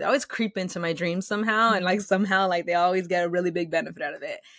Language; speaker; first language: English; early bilingual, other home language; Spanish